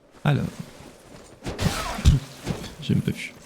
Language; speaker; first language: French; native; French